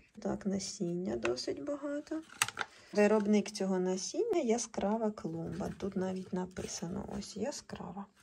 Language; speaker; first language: Ukrainian; non-native, local second language; Russian